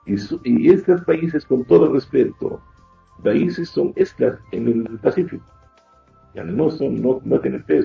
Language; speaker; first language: Spanish; non-native, fluent; Arabic